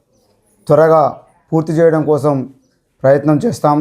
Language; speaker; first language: Telugu; native; Telugu